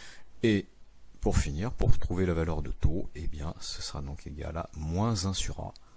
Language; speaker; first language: French; native; French